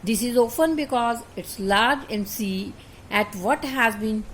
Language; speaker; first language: English; non-native, local second language; Punjabi